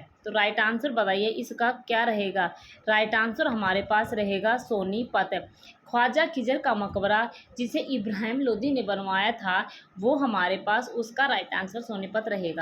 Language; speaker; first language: Hindi; native; Hindi